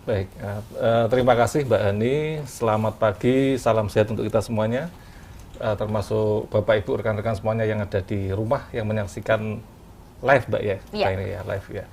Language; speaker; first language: Indonesian; native; Indonesian